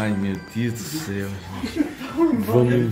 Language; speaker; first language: Portuguese; native; Portuguese